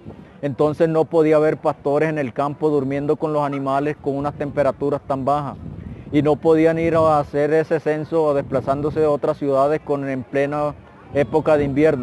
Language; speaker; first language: Spanish; native; Spanish